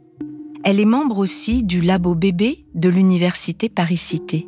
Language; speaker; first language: French; native; French